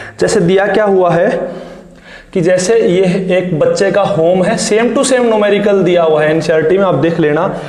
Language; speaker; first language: Hindi; native; Hindi